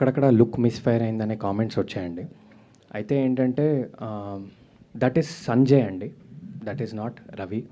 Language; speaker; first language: Telugu; native; Telugu